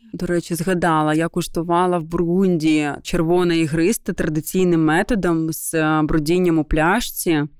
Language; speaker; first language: Ukrainian; non-native, local second language; Russian